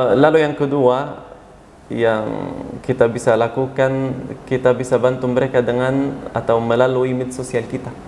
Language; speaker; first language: Indonesian; non-native, fluent; Arabic